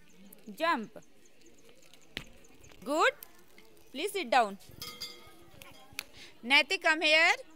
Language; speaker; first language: English; non-native, fluent; Hindi